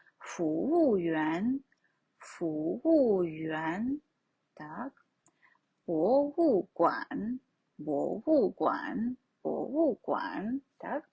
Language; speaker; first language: Chinese; non-native, fluent; Ukrainian